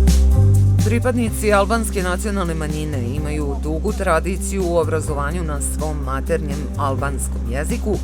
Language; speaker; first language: Serbian; native; Serbian